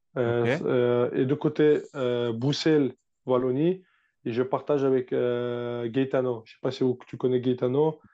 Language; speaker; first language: French; non-native, fluent; Russian